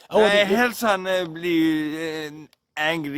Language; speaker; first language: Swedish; non-native, fluent; Somali